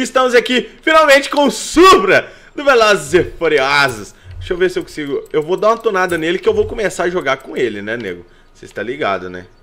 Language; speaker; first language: Portuguese; native; Portuguese